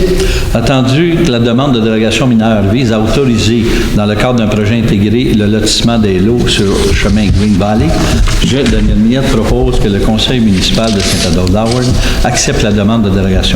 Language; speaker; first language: French; native; French